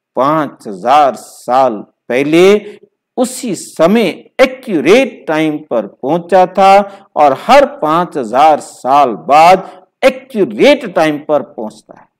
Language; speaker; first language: Hindi; native; Hindi